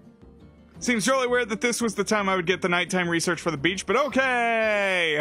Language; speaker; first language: English; native; English